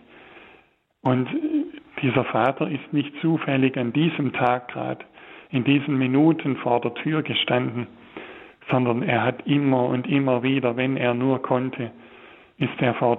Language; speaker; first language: German; native; German